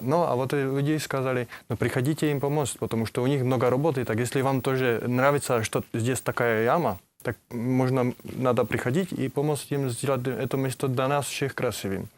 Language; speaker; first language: Russian; non-native, learner; Czech